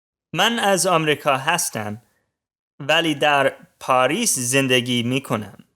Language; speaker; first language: Persian; non-native, learner; English